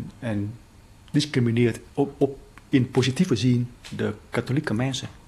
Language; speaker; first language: Dutch; non-native, fluent; Vietnamese